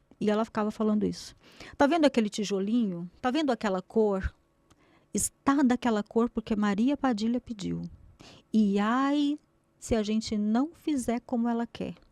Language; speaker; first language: Portuguese; native; Portuguese